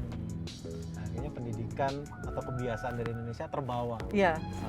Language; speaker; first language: Indonesian; native; Indonesian